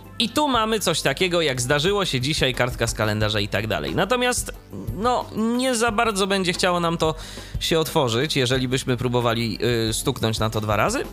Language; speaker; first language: Polish; native; Polish